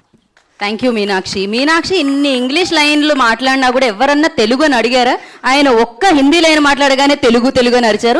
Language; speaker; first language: Telugu; native; Telugu